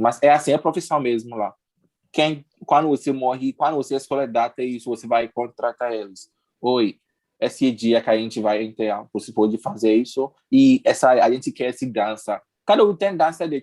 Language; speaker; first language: Portuguese; non-native, learner; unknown